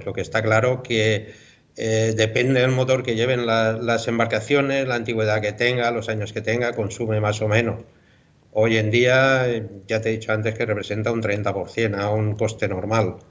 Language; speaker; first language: Spanish; native; Spanish